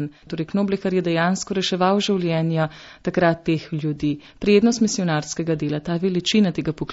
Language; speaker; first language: Slovenian; native; Slovenian